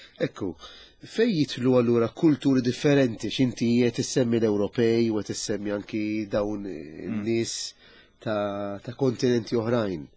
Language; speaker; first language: Maltese; native; Maltese